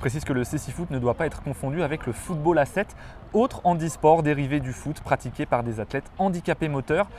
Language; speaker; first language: French; native; French